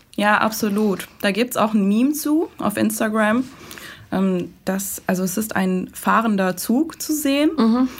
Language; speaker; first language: German; early bilingual, other home language; Persian